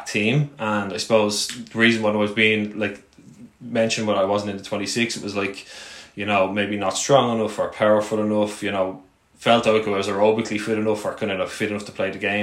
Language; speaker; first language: English; native; English